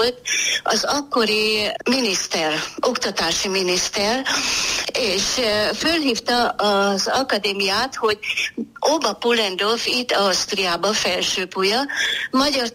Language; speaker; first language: Hungarian; native; Hungarian